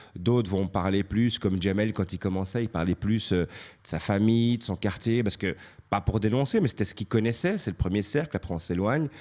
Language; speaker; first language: French; native; French